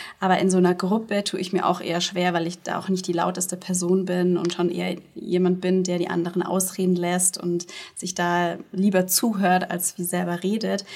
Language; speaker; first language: German; native; German